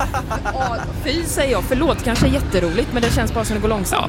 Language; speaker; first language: Swedish; native; Swedish